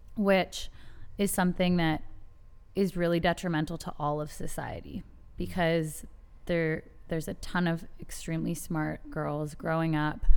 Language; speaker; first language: English; native; English